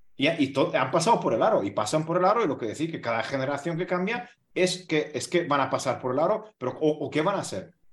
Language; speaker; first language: Spanish; non-native, fluent; Hungarian